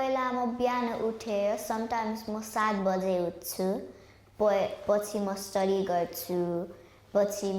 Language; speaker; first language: Nepali; early bilingual, heritage; Nepali